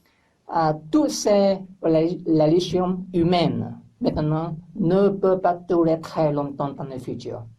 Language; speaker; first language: French; non-native, learner; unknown